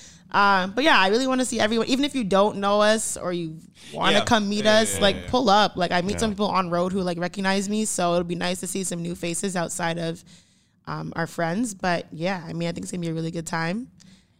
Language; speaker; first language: English; native; English